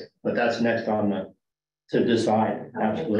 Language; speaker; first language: English; native; English